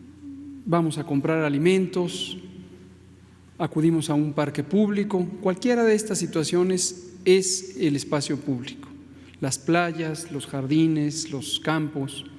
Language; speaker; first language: Spanish; native; Spanish